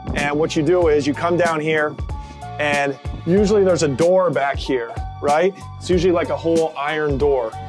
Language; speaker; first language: English; native; English